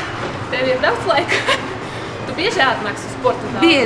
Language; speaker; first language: Latvian; non-native, learner; Russian